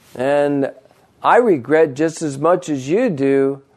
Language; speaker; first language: English; native; English